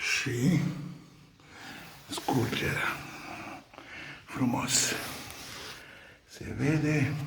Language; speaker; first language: Romanian; native; Romanian